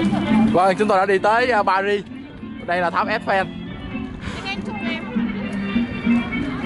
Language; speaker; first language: Vietnamese; native; Vietnamese